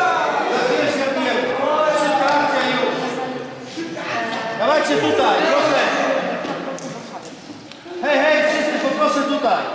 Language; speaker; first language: Polish; native; Polish